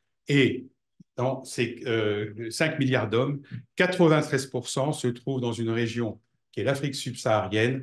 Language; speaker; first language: French; native; French